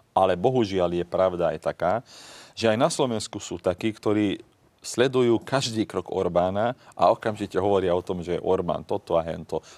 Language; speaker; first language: Slovak; non-native, local second language; Hungarian